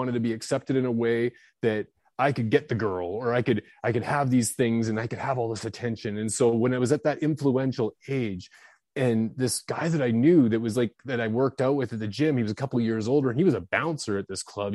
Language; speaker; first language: English; native; English